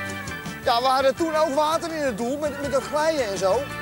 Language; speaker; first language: Dutch; native; Dutch